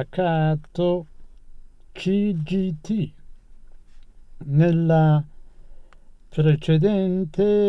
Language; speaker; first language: Italian; non-native, fluent; Persian